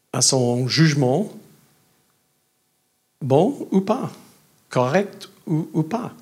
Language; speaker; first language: French; non-native, learner; English